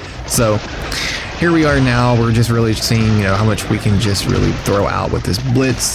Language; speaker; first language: English; native; English